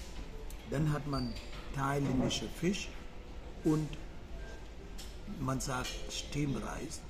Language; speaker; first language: German; non-native, fluent; Sinhala